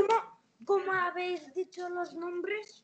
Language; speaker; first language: Spanish; early bilingual, heritage; Spanish